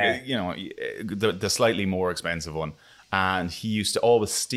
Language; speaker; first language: English; native; English